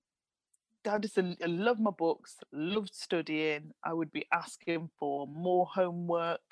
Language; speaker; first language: English; native; English